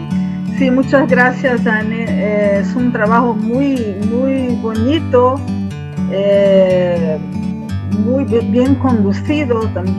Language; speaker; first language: Spanish; non-native, fluent; Portuguese